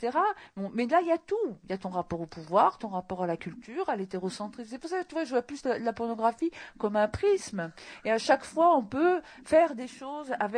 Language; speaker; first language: French; native; French